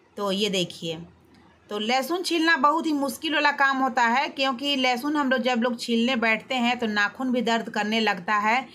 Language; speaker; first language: Hindi; native; Hindi